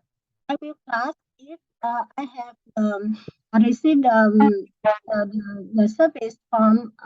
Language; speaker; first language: English; non-native, learner; Vietnamese